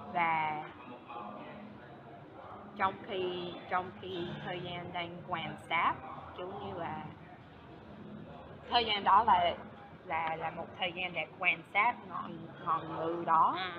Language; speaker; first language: Vietnamese; non-native, fluent; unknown